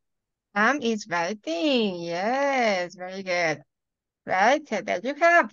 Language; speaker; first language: English; non-native, fluent; Spanish